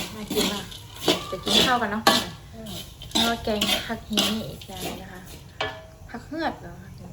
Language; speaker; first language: Thai; non-native, local second language; Shan